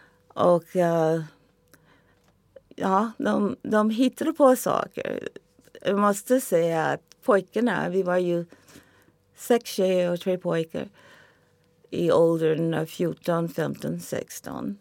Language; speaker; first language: Swedish; non-native, fluent; English